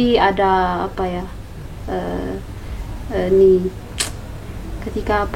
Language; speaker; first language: Indonesian; non-native, learner; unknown